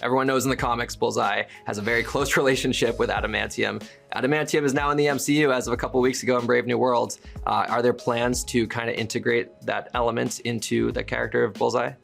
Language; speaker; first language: English; native; English